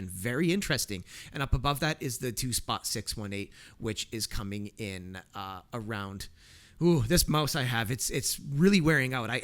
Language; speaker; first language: English; native; English